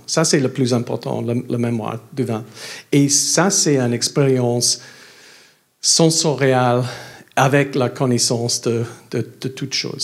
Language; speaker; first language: French; non-native, learner; English